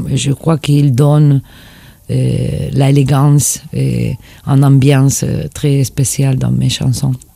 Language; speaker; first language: French; non-native, fluent; Spanish